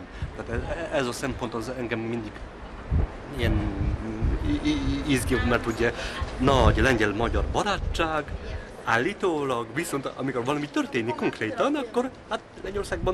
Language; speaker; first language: Hungarian; non-native, fluent; Polish